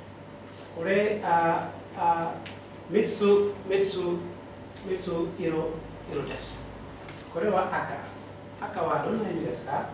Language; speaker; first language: Japanese; non-native, learner; Mossi